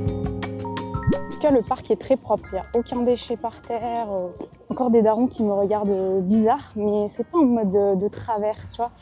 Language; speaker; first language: French; native; French